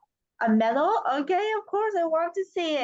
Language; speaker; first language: English; non-native, fluent; Vietnamese